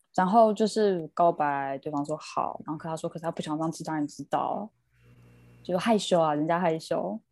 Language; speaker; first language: Chinese; early bilingual, heritage; Chinese